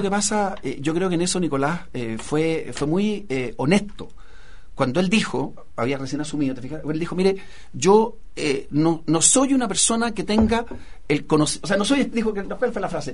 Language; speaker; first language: Spanish; native; Spanish